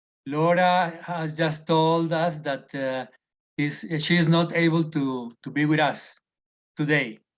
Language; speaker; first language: English; non-native, learner; Spanish